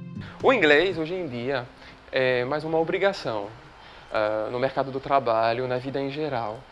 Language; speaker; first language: Portuguese; non-native, fluent; French